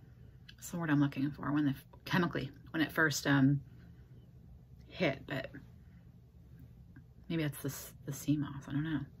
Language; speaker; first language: English; native; English